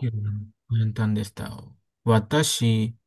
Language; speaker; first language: Japanese; non-native, learner; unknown